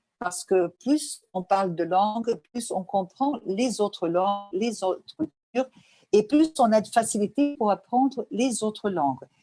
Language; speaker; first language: French; non-native, fluent; Portuguese